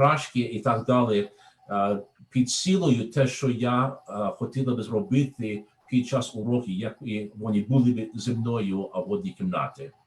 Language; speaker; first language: Ukrainian; non-native, learner; English